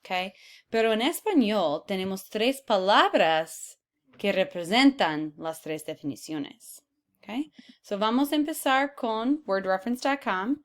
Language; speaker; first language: Spanish; non-native, fluent; English